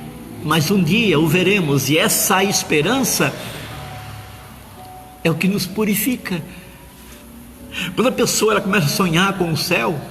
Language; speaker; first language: Portuguese; native; Portuguese